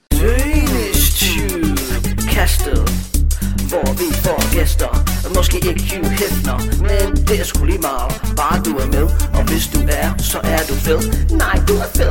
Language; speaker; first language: Danish; non-native, fluent; English